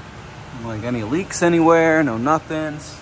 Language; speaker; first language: English; native; English